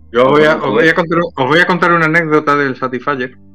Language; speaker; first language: Spanish; native; Spanish